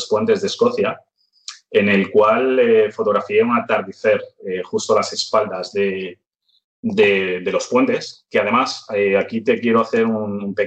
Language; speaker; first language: Spanish; native; Spanish